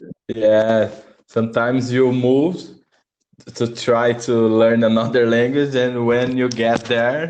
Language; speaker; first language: English; non-native, learner; Portuguese